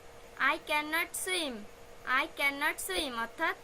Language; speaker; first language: English; non-native, fluent; Bangla